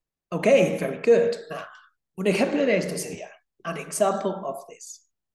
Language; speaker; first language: Spanish; non-native, fluent; English